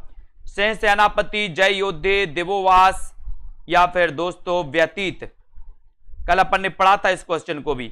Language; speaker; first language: Hindi; native; Hindi